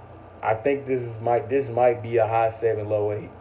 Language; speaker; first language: English; native; English